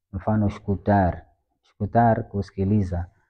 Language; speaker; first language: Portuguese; non-native, fluent; Swahili